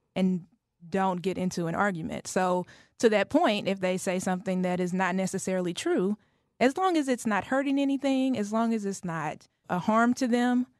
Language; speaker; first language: English; native; English